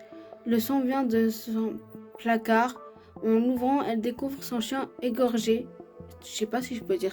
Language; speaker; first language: French; native; French